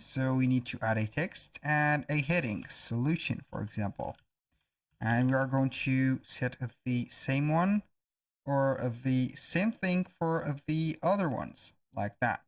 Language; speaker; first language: English; non-native, fluent; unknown